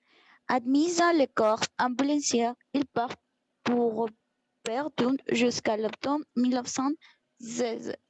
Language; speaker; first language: French; non-native, learner; Spanish